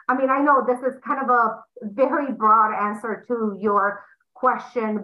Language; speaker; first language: English; non-native, fluent; Romanian